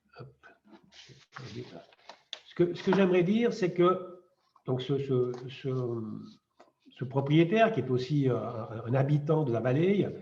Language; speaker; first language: French; native; French